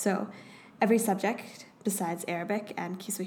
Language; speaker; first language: English; native; English